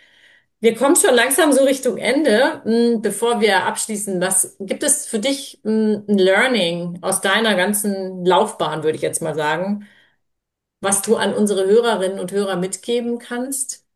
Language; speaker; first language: German; native; German